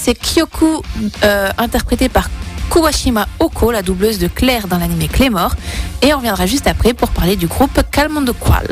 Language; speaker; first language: French; native; French